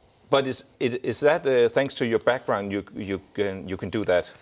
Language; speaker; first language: English; non-native, fluent; Danish